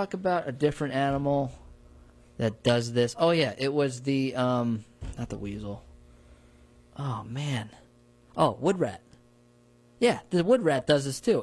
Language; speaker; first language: English; native; English